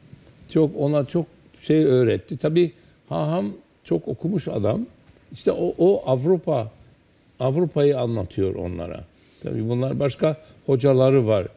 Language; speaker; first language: Turkish; early bilingual, heritage; Turkish